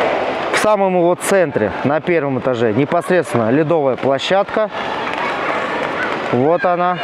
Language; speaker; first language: Russian; native; Russian